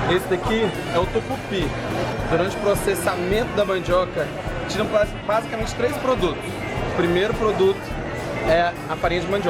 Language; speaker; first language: Portuguese; native; Portuguese